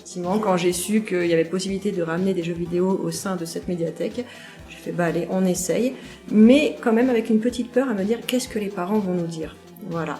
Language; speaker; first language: French; native; French